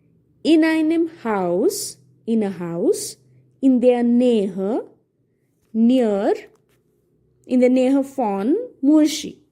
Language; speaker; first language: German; non-native, fluent; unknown